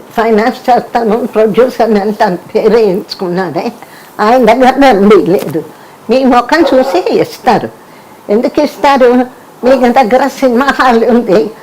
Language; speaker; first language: Telugu; native; Telugu